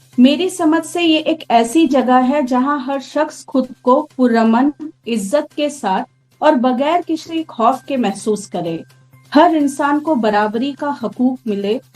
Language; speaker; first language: Urdu; native; Urdu